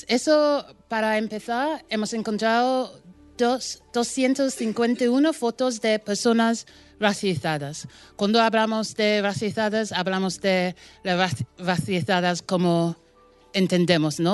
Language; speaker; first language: Spanish; non-native, fluent; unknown